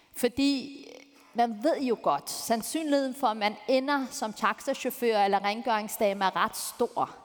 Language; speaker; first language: Danish; early bilingual, other home language; Turkish